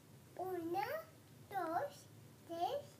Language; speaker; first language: Spanish; early bilingual, heritage; Spanish